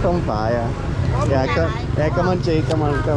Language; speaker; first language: Vietnamese; non-native, learner; English